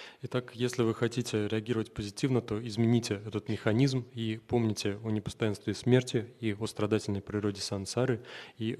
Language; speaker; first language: Russian; native; Russian